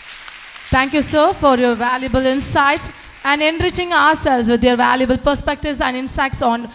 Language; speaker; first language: English; non-native, local second language; Tamil